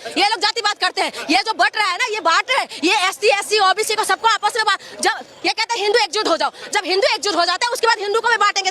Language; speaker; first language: Hindi; non-native, local second language; Assamese